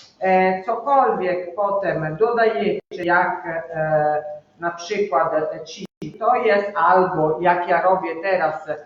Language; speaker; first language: Polish; non-native, learner; Italian